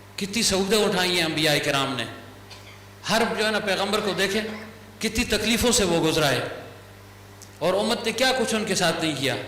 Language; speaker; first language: Urdu; non-native, local second language; Pashto